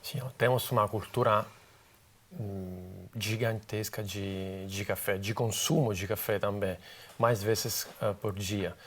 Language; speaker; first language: Portuguese; non-native, fluent; Italian